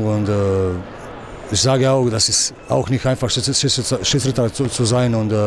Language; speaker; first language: German; non-native, learner; Croatian